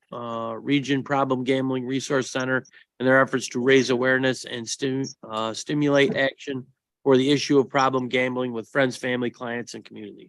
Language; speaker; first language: English; native; English